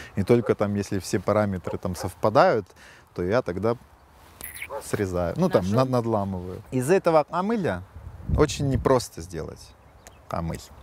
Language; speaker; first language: Russian; native; Russian